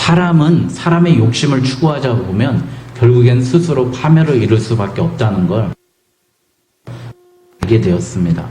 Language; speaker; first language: Korean; native; Korean